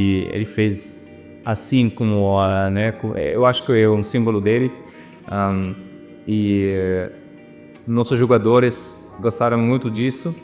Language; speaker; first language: Portuguese; non-native, fluent; German